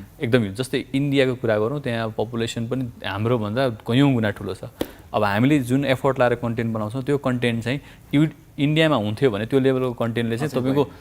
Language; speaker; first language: Nepali; native; Nepali